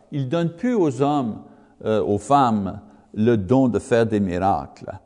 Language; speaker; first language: French; non-native, learner; English